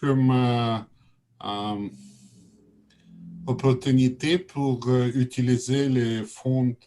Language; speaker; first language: French; non-native, learner; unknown